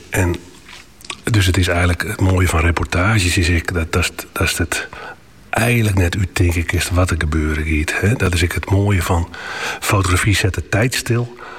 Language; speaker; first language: Dutch; non-native, local second language; Western Frisian